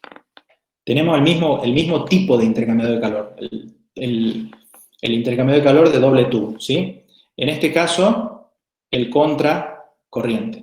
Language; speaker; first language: Spanish; native; Spanish